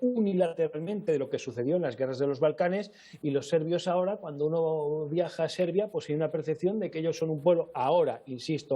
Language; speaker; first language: Spanish; native; Spanish